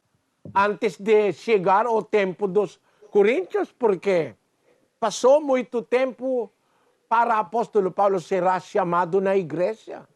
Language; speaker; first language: Portuguese; non-native, learner; Filipino